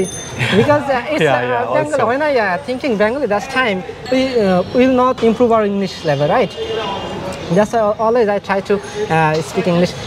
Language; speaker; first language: English; non-native, learner; Bangla